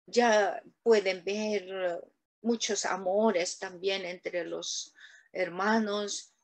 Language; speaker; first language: Spanish; non-native, learner; Korean